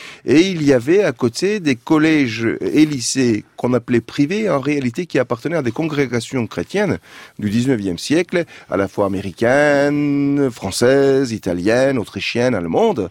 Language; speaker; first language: French; non-native, fluent; Turkish